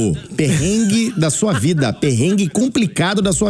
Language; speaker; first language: Portuguese; native; Portuguese